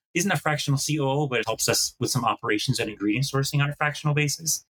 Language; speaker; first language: English; native; English